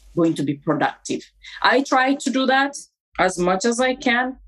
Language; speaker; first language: English; non-native, fluent; Amharic